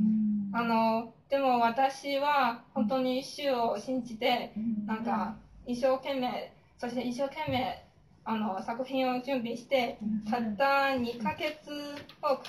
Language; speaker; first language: Japanese; non-native, fluent; Chinese